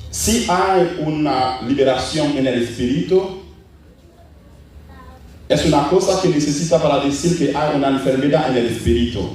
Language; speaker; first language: Spanish; non-native, learner; Haitian Creole